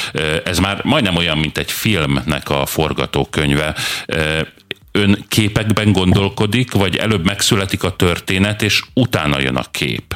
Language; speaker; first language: Hungarian; native; Hungarian